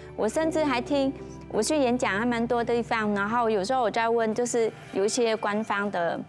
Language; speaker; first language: Chinese; non-native, fluent; Vietnamese